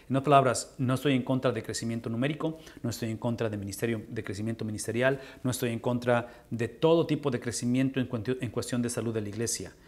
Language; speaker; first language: Spanish; native; Spanish